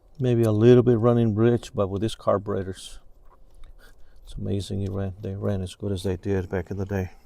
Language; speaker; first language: English; native; English